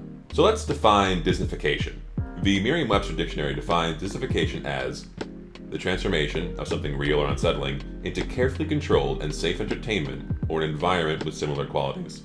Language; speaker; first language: English; native; English